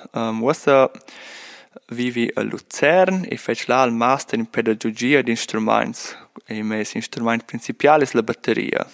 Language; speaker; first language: German; native; German